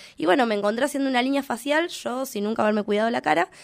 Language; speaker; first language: Spanish; native; Spanish